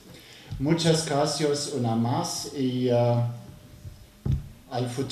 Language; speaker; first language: Spanish; non-native, learner; French